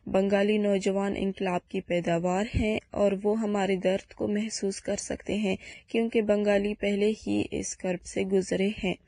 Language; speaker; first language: Urdu; non-native, local second language; Baluchi